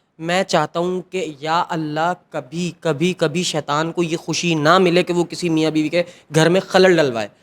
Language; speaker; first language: Urdu; non-native, local second language; Punjabi